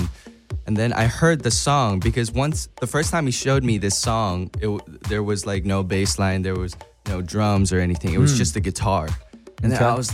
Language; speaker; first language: English; non-native, local second language; Cantonese